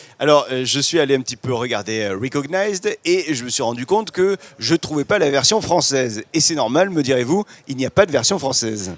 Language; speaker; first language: French; native; French